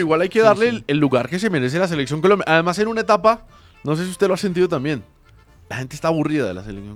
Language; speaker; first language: Spanish; native; Spanish